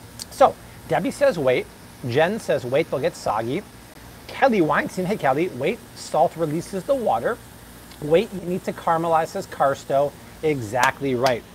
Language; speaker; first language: English; native; English